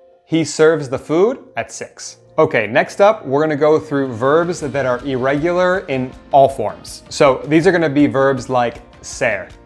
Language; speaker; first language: English; native; English